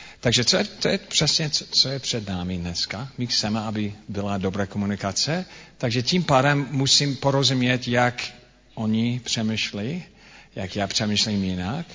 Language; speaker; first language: Czech; non-native, fluent; English